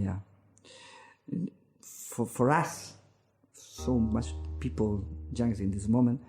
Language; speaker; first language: English; non-native, learner; Spanish